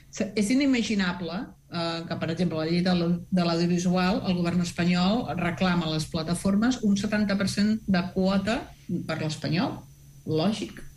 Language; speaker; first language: Catalan; native; Catalan